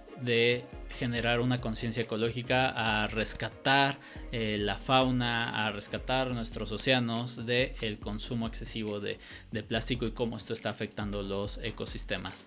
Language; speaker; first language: Spanish; native; Spanish